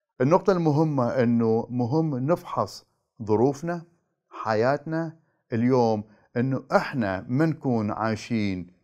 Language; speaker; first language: Arabic; native; Arabic